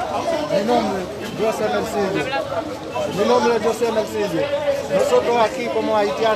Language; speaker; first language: Spanish; non-native, learner; Haitian Creole